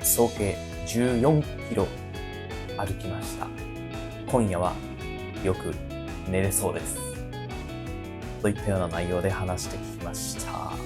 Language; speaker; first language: Japanese; native; Japanese